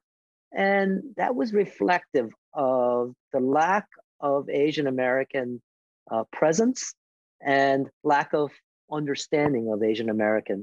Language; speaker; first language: English; native; English